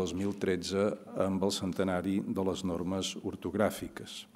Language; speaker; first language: Catalan; native; Catalan